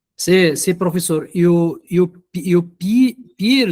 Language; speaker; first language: Spanish; non-native, learner; Arabic